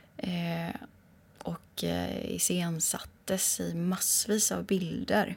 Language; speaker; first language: Swedish; native; Swedish